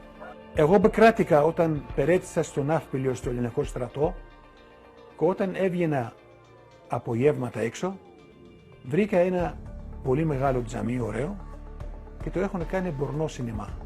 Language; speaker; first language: Greek; non-native, local second language; Turkish